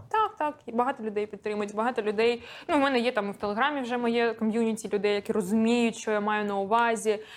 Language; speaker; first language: Ukrainian; non-native, local second language; Russian